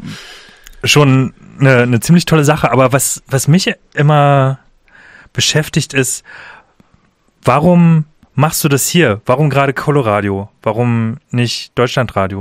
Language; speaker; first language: German; native; German